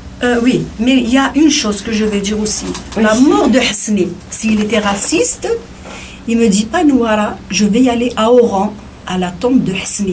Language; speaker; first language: French; non-native, local second language; Kabyle